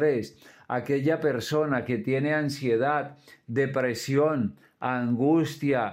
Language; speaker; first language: Spanish; native; Spanish